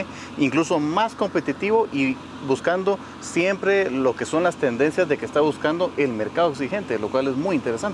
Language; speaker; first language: Spanish; native; Spanish